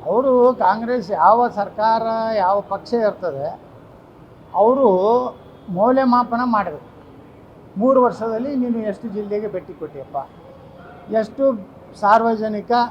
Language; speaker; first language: Kannada; native; Kannada